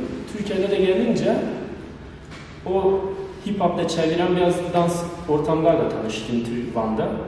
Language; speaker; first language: Turkish; non-native, learner; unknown